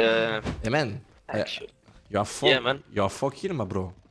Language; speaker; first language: English; non-native, learner; French